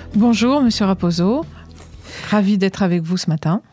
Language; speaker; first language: French; native; French